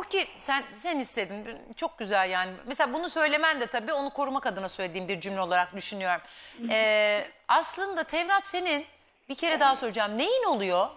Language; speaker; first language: Turkish; native; Turkish